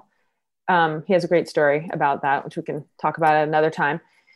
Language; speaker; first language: English; native; English